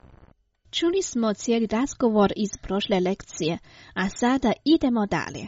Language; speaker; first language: Croatian; non-native, fluent; Chinese